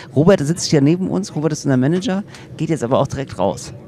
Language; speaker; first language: German; native; German